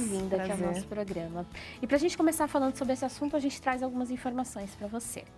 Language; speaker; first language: Portuguese; native; Portuguese